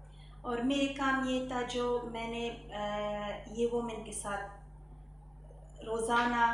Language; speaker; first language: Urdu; non-native, learner; Persian